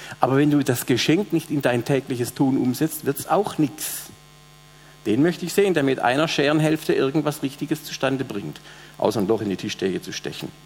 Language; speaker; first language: German; native; German